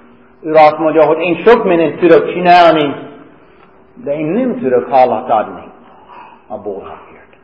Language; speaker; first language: Hungarian; non-native, fluent; English